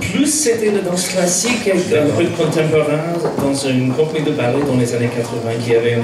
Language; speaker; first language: French; non-native, fluent; English